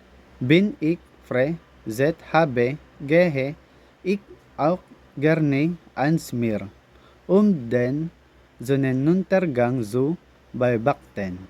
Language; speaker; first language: German; non-native, learner; Filipino